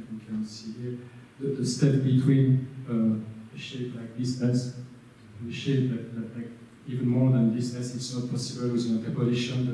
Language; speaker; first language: English; non-native, learner; French